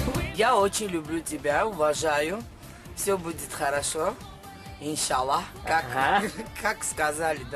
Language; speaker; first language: Russian; non-native, learner; Azerbaijani